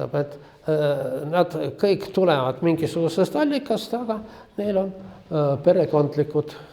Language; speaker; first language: Estonian; non-native, local second language; Russian